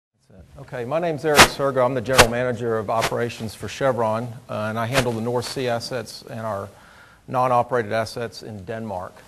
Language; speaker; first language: English; native; English